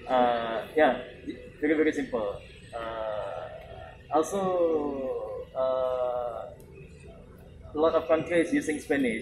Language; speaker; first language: English; non-native, learner; Indonesian